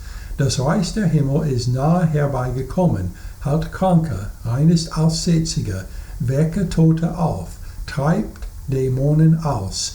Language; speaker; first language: German; non-native, fluent; English